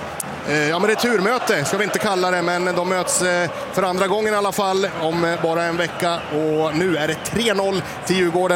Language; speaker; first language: Swedish; native; Swedish